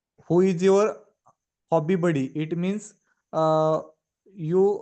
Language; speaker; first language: English; non-native, learner; Hindi